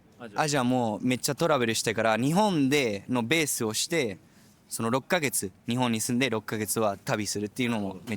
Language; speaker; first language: Japanese; early bilingual, heritage; Japanese